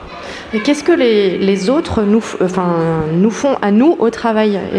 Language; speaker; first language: French; native; French